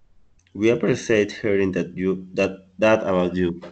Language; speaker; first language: English; non-native, learner; Spanish